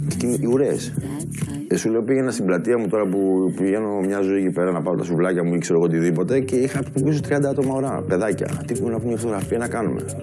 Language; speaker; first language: Greek; early bilingual, heritage; Greek